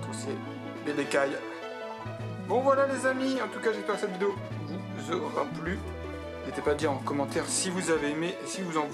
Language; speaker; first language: French; native; French